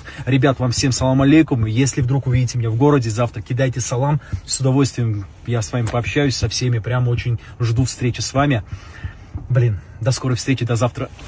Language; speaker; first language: Russian; native; Russian